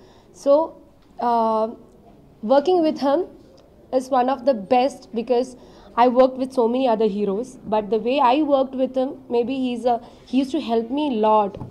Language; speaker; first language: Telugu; non-native, learner; Malayalam